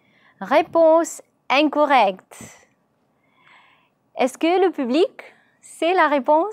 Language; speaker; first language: French; non-native, learner; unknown